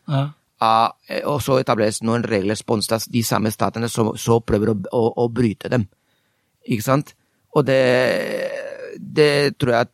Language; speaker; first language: Norwegian; non-native, fluent; Spanish